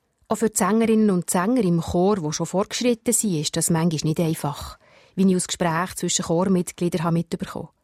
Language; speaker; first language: German; native; German